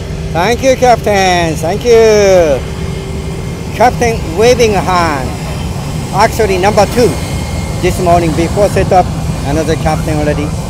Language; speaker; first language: English; non-native, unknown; Japanese